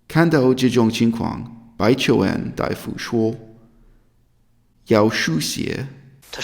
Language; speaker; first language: Chinese; non-native, fluent; English